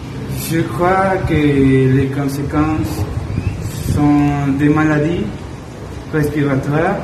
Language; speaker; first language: French; non-native, learner; Spanish